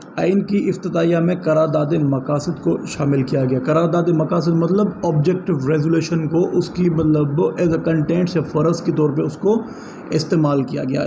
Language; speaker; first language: Urdu; non-native, local second language; Sindhi